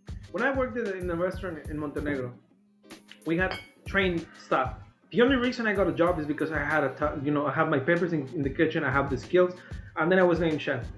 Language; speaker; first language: English; non-native, fluent; Spanish